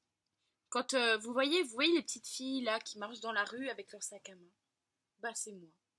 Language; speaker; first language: French; native; French